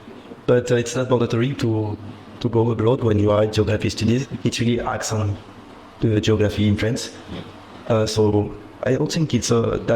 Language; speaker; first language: English; non-native, fluent; French